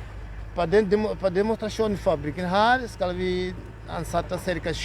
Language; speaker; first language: Norwegian; non-native, fluent; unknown